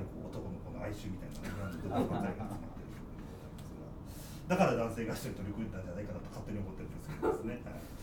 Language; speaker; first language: Japanese; native; Japanese